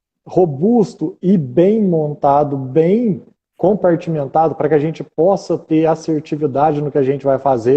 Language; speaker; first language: Portuguese; native; Portuguese